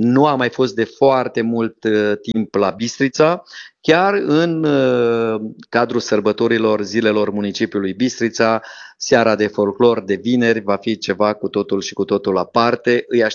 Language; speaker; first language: Romanian; native; Romanian